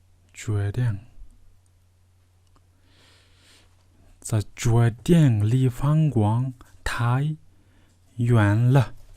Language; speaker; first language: Chinese; non-native, learner; Mongolian